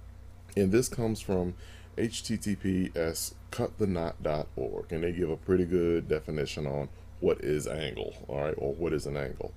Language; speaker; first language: English; native; English